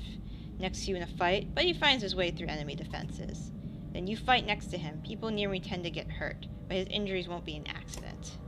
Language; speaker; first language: English; native; English